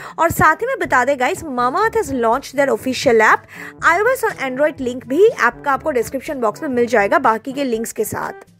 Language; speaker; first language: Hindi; non-native, local second language; Bangla